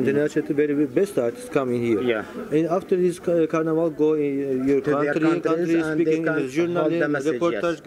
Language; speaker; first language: English; non-native, learner; Turkish